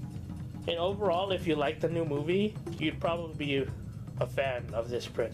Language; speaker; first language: English; native; English